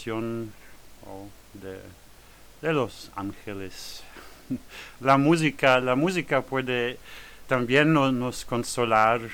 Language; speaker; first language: Spanish; non-native, learner; French